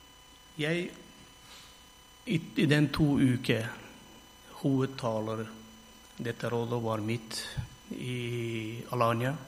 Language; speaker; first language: Norwegian; non-native, fluent; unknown